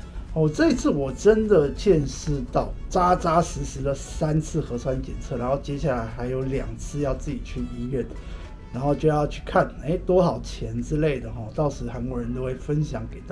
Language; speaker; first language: Chinese; native; Chinese